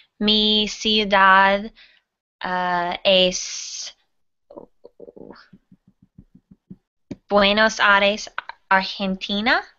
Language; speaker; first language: Spanish; non-native, learner; English